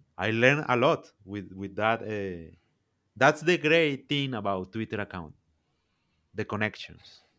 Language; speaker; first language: English; non-native, learner; Spanish